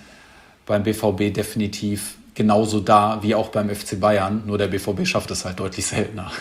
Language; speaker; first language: German; native; German